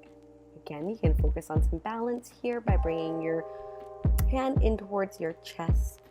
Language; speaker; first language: English; native; English